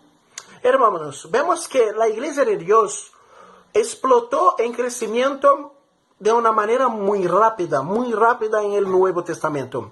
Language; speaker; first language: Spanish; non-native, fluent; Portuguese